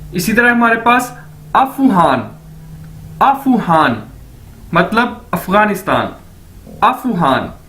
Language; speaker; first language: Urdu; native; Urdu